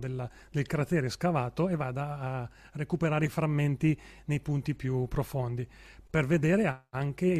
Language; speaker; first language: Italian; native; Italian